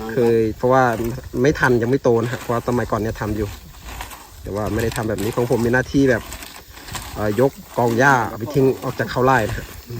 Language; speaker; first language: Thai; non-native, local second language; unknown